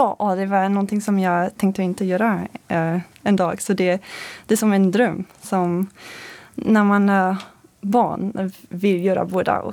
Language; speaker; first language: Swedish; non-native, fluent; French